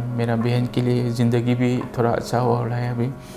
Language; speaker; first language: Hindi; non-native, local second language; Manipuri